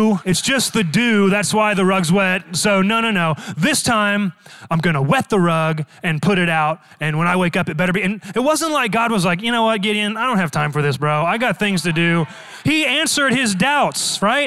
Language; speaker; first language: English; native; English